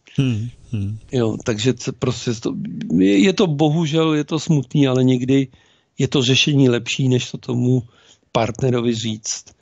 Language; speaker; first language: Czech; native; Czech